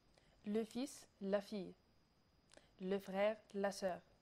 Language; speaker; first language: French; non-native, learner; Arabic